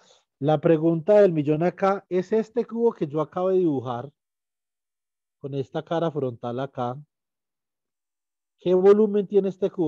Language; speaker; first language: Spanish; native; Spanish